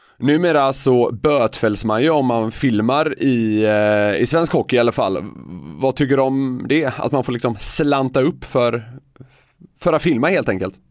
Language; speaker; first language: Swedish; native; Swedish